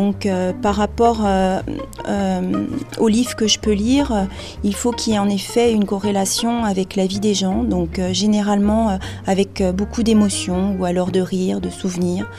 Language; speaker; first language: French; native; French